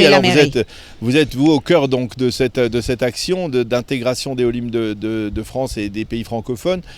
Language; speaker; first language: French; native; French